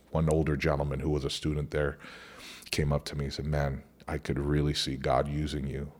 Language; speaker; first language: English; early bilingual, other home language; Spanish